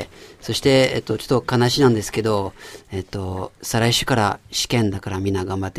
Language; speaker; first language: Japanese; non-native, learner; French